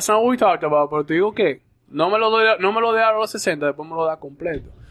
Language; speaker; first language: Spanish; early bilingual, other home language; English